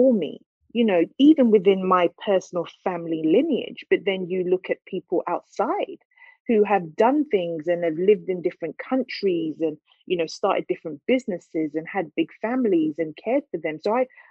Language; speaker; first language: English; native; English